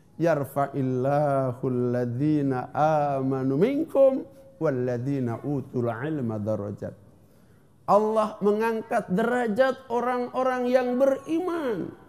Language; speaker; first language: Indonesian; non-native, local second language; Sundanese